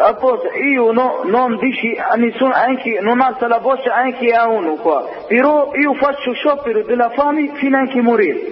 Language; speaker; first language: Italian; non-native, learner; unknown